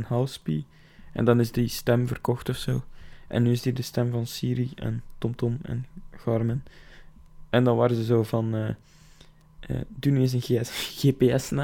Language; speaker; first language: Dutch; native; Dutch